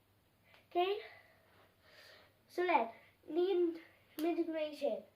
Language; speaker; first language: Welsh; non-native, local second language; English